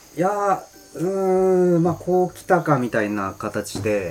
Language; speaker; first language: Japanese; native; Japanese